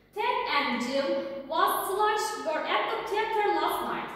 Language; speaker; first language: English; non-native, fluent; Turkish